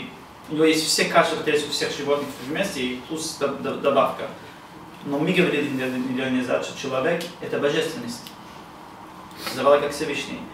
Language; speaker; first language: Russian; non-native, learner; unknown